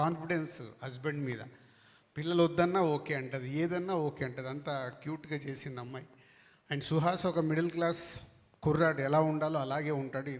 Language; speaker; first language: Telugu; native; Telugu